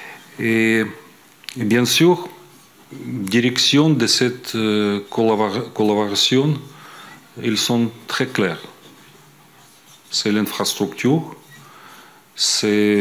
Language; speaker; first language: French; non-native, fluent; Ukrainian